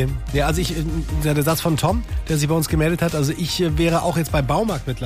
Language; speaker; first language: German; native; German